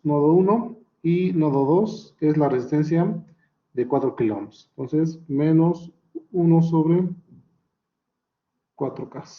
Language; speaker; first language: Spanish; native; Spanish